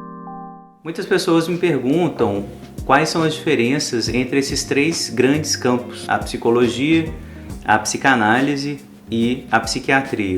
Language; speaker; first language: Portuguese; native; Portuguese